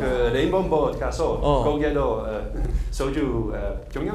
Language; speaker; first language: Korean; non-native, learner; Dutch